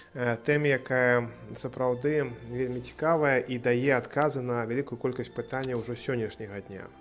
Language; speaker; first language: Belarusian; native; Belarusian